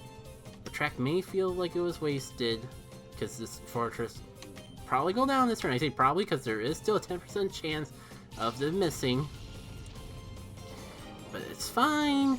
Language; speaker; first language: English; native; English